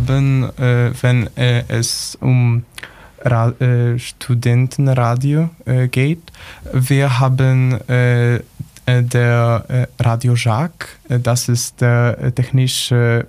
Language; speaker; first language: German; non-native, learner; Polish